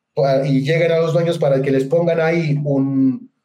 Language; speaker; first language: Spanish; native; Spanish